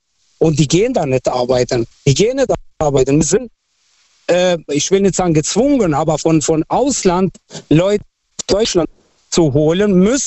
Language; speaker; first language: German; early bilingual, other home language; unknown